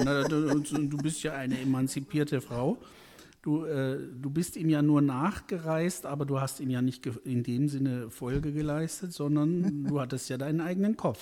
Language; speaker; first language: German; native; German